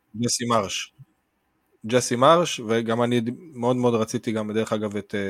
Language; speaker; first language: Hebrew; native; Hebrew